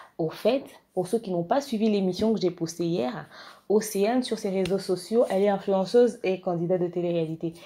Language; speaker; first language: French; non-native, local second language; Lingala